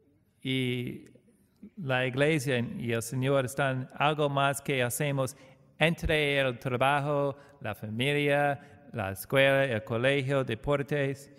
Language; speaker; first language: Spanish; non-native, learner; English